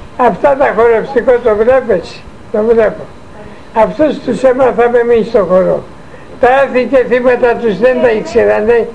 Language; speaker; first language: Greek; native; Greek